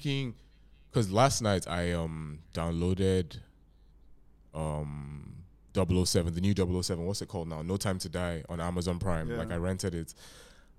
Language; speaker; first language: English; non-native, local second language; Yoruba